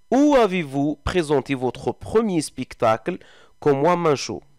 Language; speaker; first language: French; non-native, local second language; Arabic